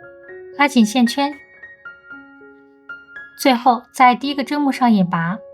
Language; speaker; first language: Chinese; native; Chinese